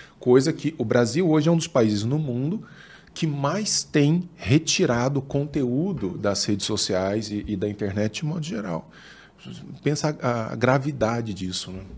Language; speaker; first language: Portuguese; native; Portuguese